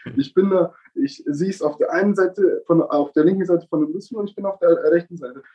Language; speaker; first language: German; early bilingual, other home language; Italian